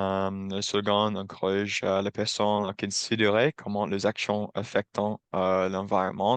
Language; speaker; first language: French; non-native, learner; English